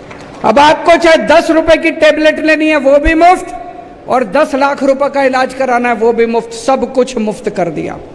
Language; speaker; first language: Hindi; native; Hindi